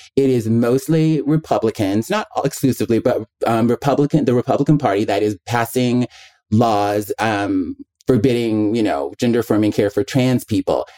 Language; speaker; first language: English; native; English